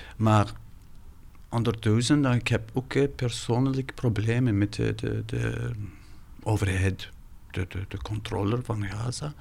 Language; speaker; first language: Dutch; non-native, learner; Arabic